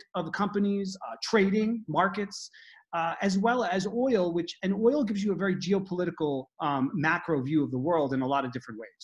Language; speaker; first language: English; native; English